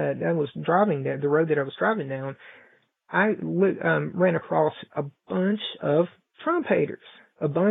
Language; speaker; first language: English; native; English